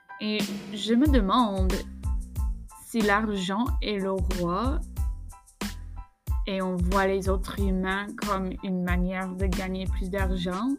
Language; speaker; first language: French; non-native, fluent; English